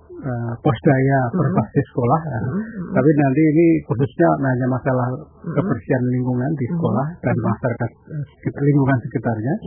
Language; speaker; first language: Indonesian; native; Indonesian